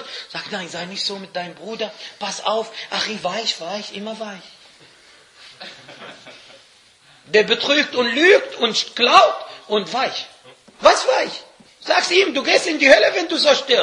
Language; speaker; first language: German; non-native, fluent; Arabic